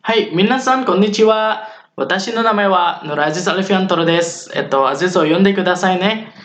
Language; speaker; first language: Japanese; non-native, learner; Indonesian